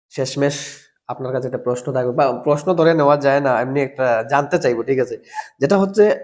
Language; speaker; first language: Bangla; native; Bangla